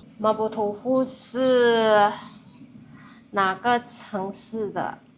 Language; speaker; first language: Chinese; non-native, fluent; Indonesian